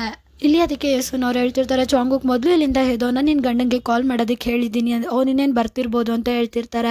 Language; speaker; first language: Kannada; native; Kannada